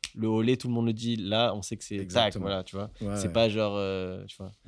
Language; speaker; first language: French; native; French